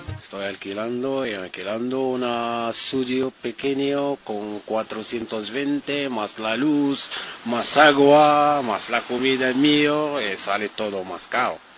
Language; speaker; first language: Spanish; non-native, learner; Arabic